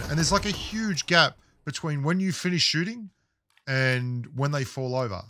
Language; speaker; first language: English; native; English